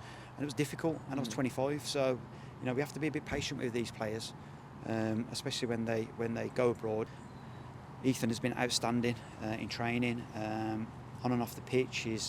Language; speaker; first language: English; native; English